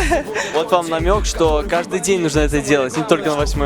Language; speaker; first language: Russian; native; Russian